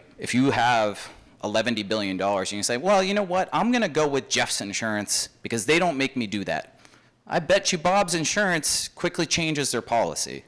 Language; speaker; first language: English; native; English